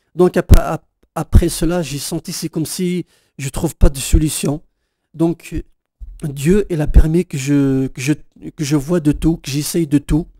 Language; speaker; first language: French; non-native, local second language; Kabyle